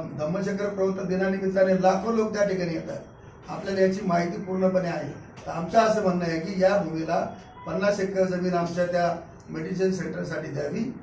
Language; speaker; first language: Marathi; native; Marathi